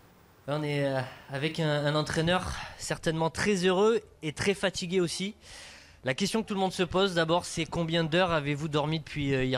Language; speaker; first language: French; native; French